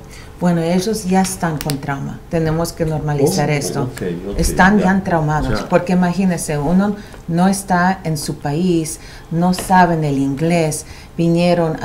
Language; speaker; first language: Spanish; early bilingual, heritage; Spanish